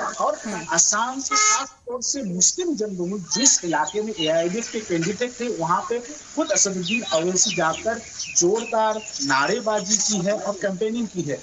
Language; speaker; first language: Hindi; non-native, local second language; Assamese